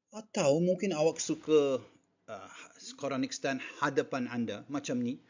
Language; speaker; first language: Malay; non-native, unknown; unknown